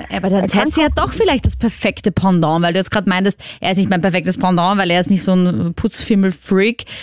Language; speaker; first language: German; native; German